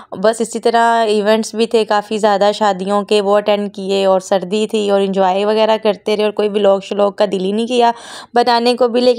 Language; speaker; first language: Urdu; non-native, local second language; Punjabi